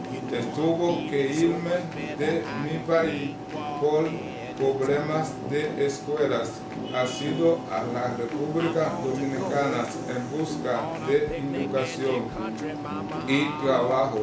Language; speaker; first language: Spanish; non-native, local second language; Haitian Creole